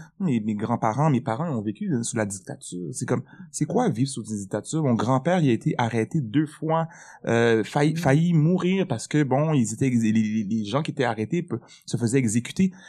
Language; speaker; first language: French; native; French